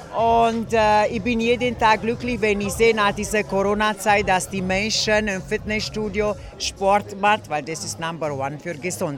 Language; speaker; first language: German; non-native, fluent; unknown